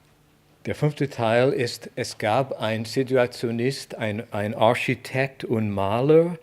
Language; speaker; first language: German; non-native, fluent; English